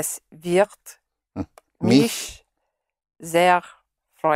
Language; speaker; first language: German; non-native, learner; English